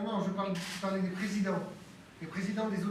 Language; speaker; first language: French; native; French